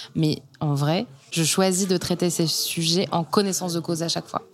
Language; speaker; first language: French; native; French